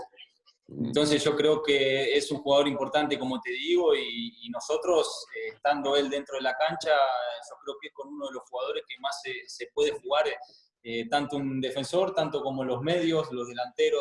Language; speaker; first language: Spanish; native; Spanish